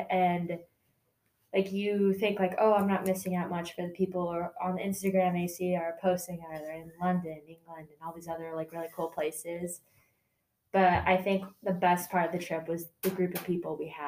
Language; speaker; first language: English; native; English